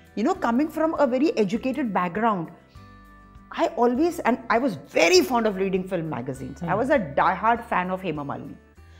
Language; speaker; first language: English; non-native, local second language; Tamil